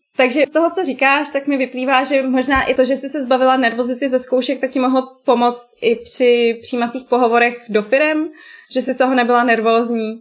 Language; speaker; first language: Czech; native; Czech